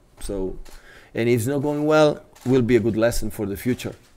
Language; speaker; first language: English; non-native, fluent; Catalan